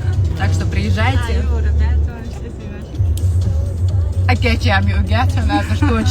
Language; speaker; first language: Russian; non-native, local second language; Chechen